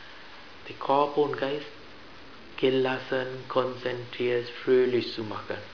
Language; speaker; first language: German; non-native, fluent; Sinhala